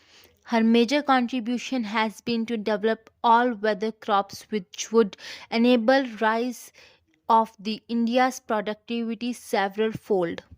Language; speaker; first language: English; non-native, local second language; Hindi